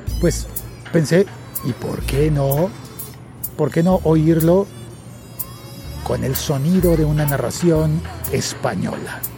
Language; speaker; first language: Spanish; native; Spanish